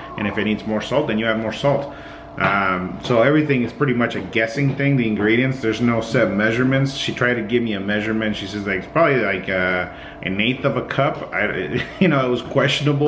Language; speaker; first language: English; early bilingual, other home language; Spanish